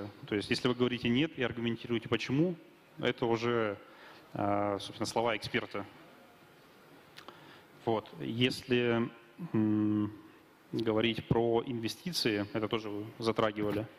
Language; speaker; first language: Russian; native; Russian